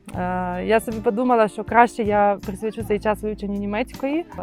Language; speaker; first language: Ukrainian; native; Ukrainian